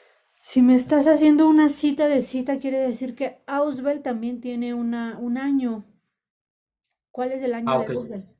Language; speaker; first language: Spanish; native; Spanish